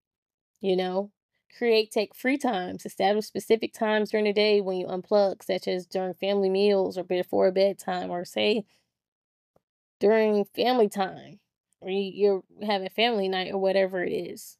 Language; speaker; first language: English; native; English